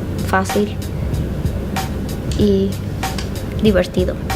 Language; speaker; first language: Spanish; early bilingual, other home language; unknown